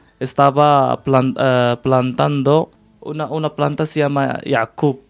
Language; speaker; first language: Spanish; non-native, learner; Arabic